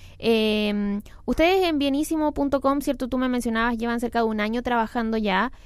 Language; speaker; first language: Spanish; native; Spanish